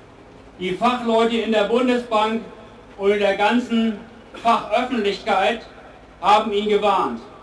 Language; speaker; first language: German; native; German